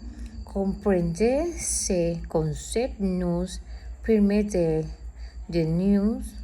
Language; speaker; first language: French; non-native, learner; Spanish